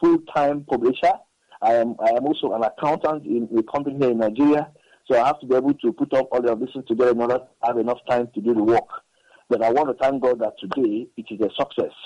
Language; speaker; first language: English; non-native, local second language; Igbo